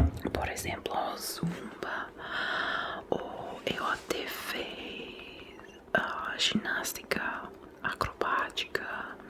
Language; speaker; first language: Portuguese; non-native, fluent; Italian